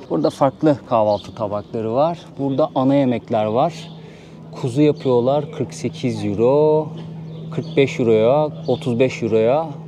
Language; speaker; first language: Turkish; native; Turkish